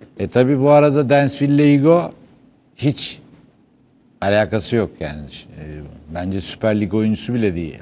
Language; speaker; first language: Turkish; native; Turkish